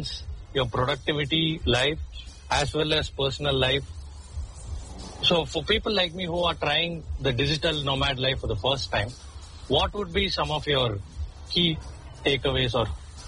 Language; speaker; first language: English; non-native, local second language; Tamil